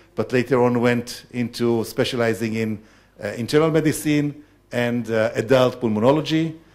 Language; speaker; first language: English; non-native, fluent; Hebrew